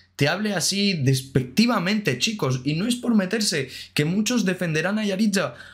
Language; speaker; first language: Spanish; non-native, fluent; Ukrainian